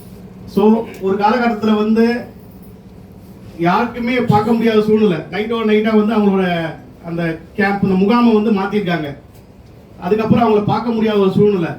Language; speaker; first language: Tamil; native; Tamil